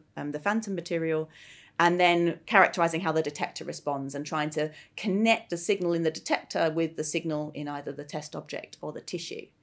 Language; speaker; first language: English; native; English